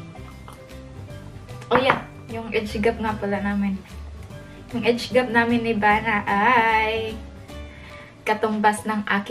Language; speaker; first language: Filipino; non-native, local second language; Cebuano